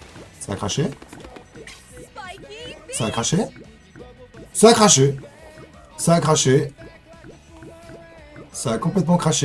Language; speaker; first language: French; native; French